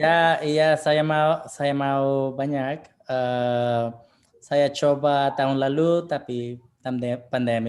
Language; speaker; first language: Indonesian; non-native, learner; English